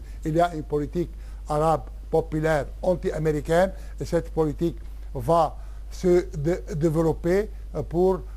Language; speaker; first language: French; non-native, local second language; Arabic